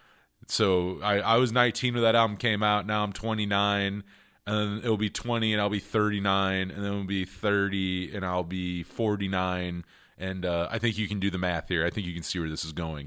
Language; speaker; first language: English; native; English